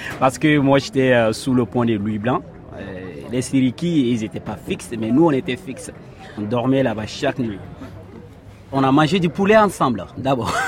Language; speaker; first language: French; non-native, local second language; Bambara